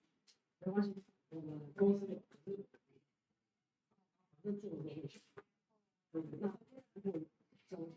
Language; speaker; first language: Chinese; native; Chinese